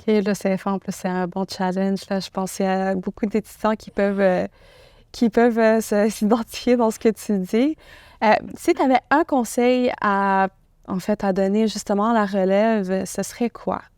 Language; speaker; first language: French; native; French